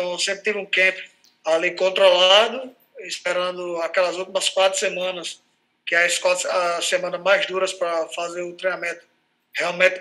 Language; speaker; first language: Portuguese; native; Portuguese